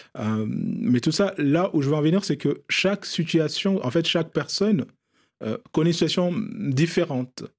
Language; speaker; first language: French; non-native, local second language; Bambara